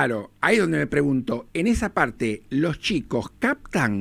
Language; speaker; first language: Spanish; native; Spanish